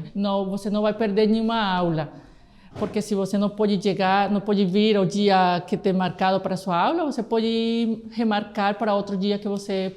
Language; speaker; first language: Portuguese; non-native, fluent; Spanish